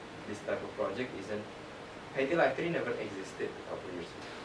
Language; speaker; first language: English; non-native, fluent; Indonesian